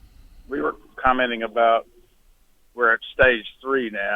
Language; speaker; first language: English; native; English